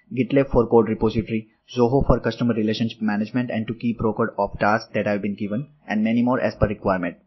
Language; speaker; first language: English; non-native, local second language; Gujarati